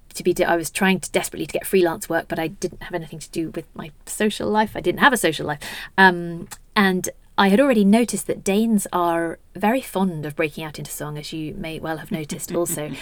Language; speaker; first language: English; native; English